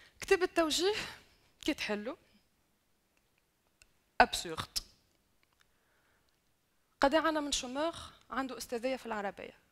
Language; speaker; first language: Arabic; native; Arabic